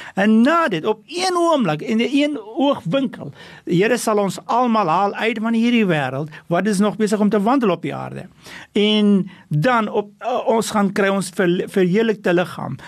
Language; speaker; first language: Afrikaans; non-native, fluent; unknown